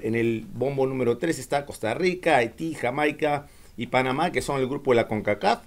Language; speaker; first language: Spanish; native; Spanish